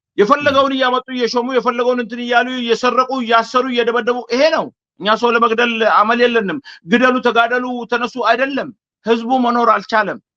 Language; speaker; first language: Amharic; non-native, local second language; Afar